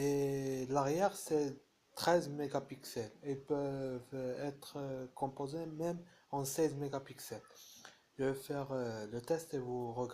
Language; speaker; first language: French; non-native, fluent; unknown